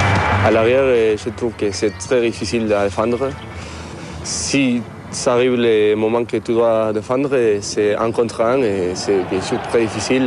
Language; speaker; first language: French; non-native, fluent; Spanish